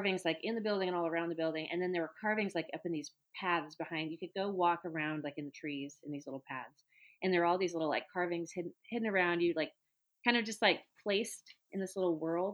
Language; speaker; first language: English; native; English